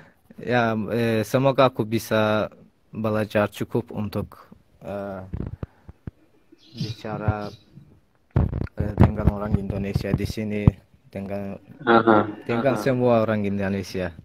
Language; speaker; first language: Indonesian; non-native, learner; Azerbaijani